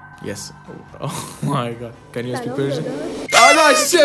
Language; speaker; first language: English; non-native, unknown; Persian